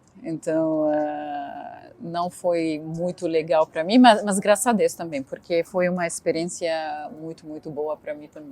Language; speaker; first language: Portuguese; non-native, fluent; Arabic